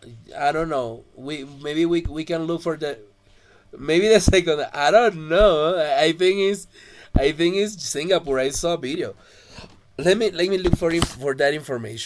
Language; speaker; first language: English; non-native, fluent; Spanish